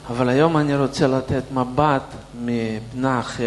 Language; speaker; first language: Hebrew; non-native, fluent; Russian